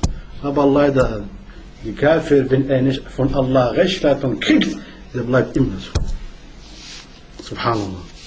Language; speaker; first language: German; non-native, learner; Arabic